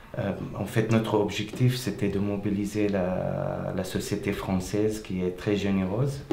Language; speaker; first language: French; non-native, fluent; Arabic